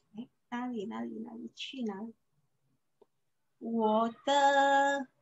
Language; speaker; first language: Chinese; non-native, fluent; Indonesian